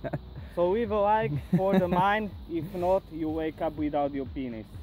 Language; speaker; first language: English; non-native, learner; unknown